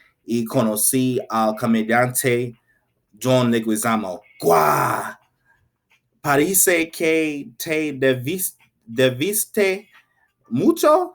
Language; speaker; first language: Spanish; non-native, learner; English